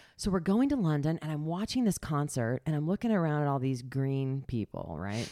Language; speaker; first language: English; native; English